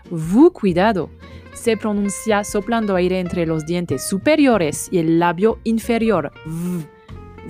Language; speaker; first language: Spanish; non-native, fluent; French